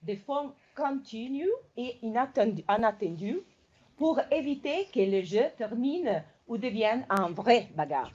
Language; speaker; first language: French; non-native, fluent; Italian